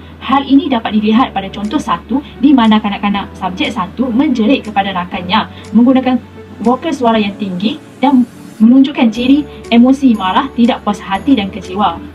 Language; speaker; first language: Malay; native; Malay